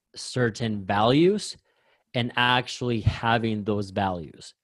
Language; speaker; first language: English; early bilingual, other home language; Spanish